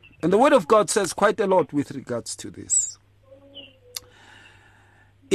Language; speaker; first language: English; non-native, local second language; Northern Sotho